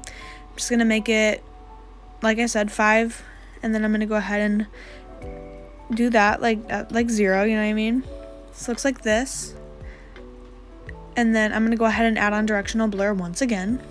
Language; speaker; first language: English; native; English